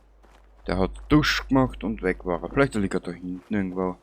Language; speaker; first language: German; native; German